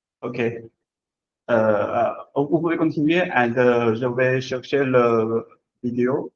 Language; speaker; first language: French; non-native, learner; Chinese